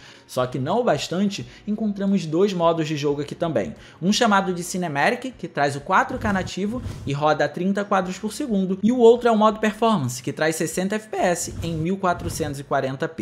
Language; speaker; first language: Portuguese; native; Portuguese